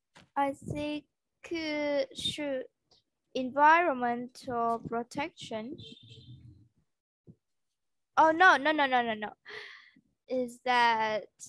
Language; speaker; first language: English; non-native, learner; Vietnamese